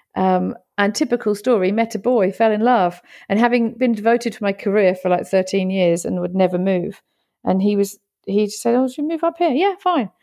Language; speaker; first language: English; native; English